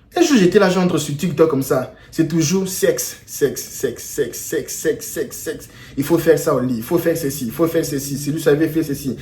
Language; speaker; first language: French; non-native, local second language; Lingala